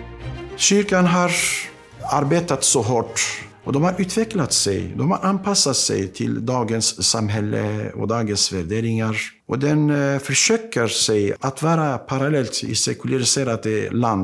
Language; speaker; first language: Swedish; non-native, fluent; Aramaic